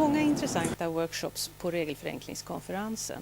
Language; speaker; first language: Swedish; native; Swedish